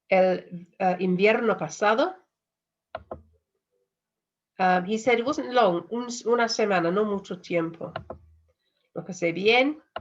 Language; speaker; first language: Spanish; non-native, fluent; English